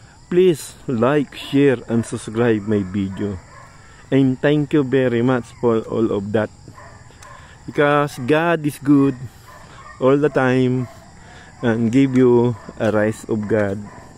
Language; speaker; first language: English; non-native, local second language; Filipino